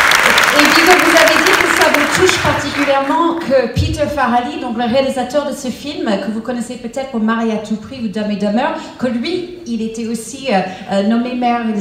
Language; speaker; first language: French; native; French